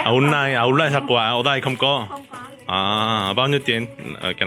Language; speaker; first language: Vietnamese; non-native, learner; Korean